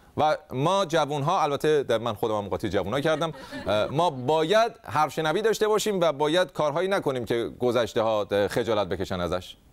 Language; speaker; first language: Persian; native; Persian